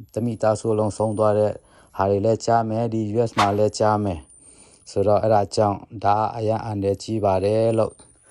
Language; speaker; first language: Burmese; non-native, local second language; Tedim Chin